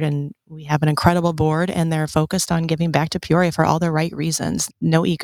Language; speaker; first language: English; native; English